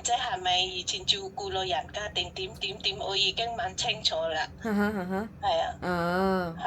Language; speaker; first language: Cantonese; non-native, fluent; Javanese